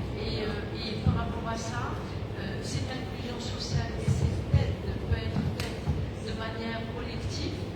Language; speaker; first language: French; non-native, local second language; Arabic